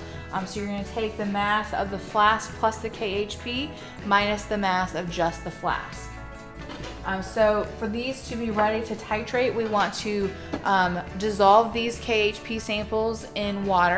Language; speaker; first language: English; native; English